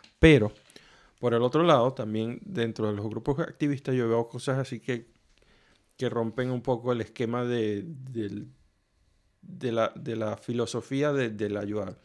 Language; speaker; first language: Spanish; native; Spanish